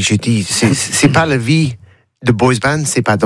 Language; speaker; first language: French; non-native, learner; English